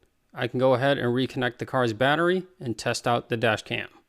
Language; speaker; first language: English; native; English